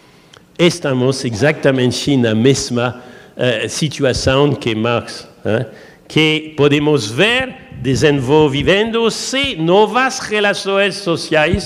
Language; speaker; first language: Portuguese; non-native, learner; French